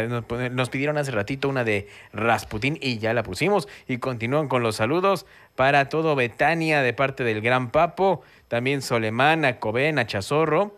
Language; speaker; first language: Spanish; native; Spanish